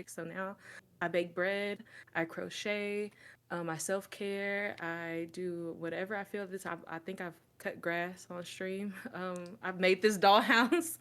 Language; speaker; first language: English; native; English